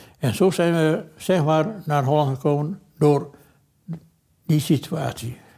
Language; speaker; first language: Dutch; early bilingual, other home language; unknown